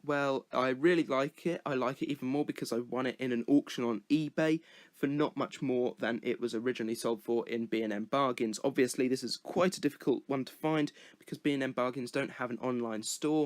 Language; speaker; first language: English; native; English